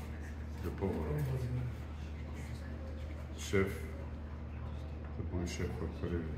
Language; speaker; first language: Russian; non-native, learner; Bulgarian